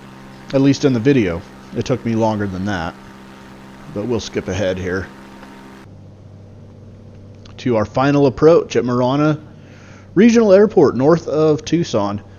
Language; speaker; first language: English; native; English